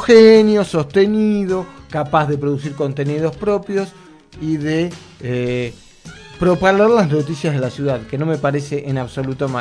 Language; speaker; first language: Spanish; native; Spanish